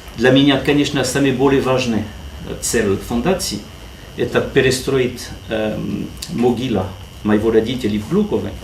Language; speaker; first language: Russian; non-native, learner; French